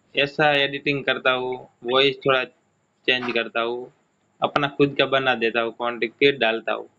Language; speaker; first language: Hindi; non-native, local second language; Gujarati